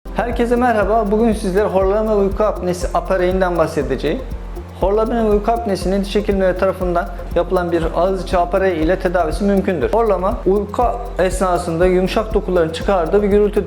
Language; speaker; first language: Turkish; native; Turkish